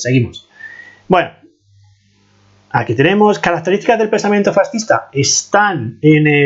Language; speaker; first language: Spanish; native; Spanish